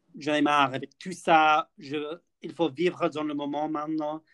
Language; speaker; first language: French; non-native, learner; English